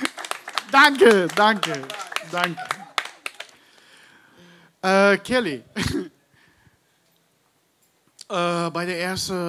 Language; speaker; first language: German; non-native, learner; Turkish